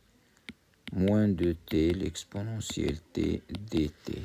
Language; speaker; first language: French; non-native, local second language; Arabic